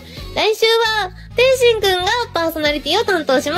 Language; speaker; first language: Japanese; native; Japanese